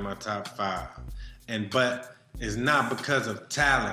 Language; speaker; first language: English; native; English